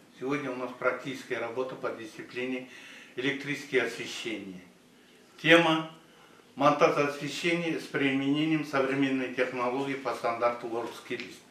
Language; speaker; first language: Russian; non-native, local second language; Kazakh